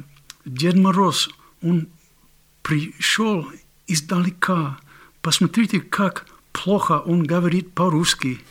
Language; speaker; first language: Russian; non-native, fluent; English